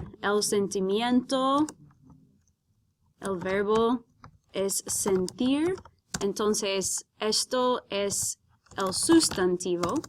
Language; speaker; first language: Spanish; non-native, fluent; English